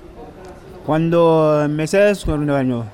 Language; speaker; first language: Spanish; non-native, learner; Haitian Creole